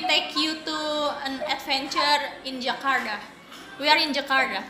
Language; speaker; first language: English; non-native, learner; Indonesian